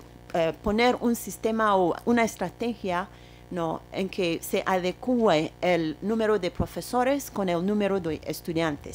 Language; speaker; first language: Spanish; non-native, fluent; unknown